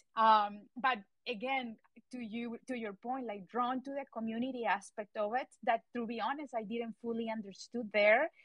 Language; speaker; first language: English; non-native, fluent; Spanish